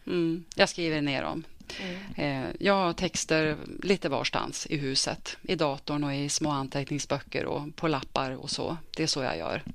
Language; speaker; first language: Swedish; native; Swedish